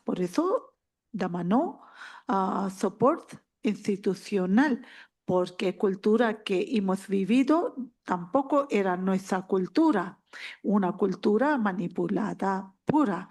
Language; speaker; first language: Spanish; non-native, learner; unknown